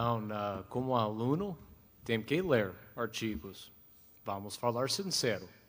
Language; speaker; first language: Portuguese; non-native, fluent; English